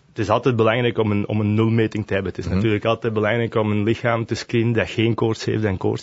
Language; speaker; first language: Dutch; native; Dutch